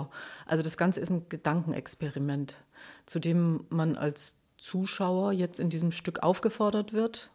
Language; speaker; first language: German; native; German